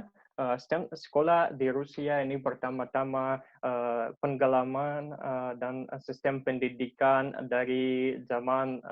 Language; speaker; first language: Indonesian; non-native, learner; Russian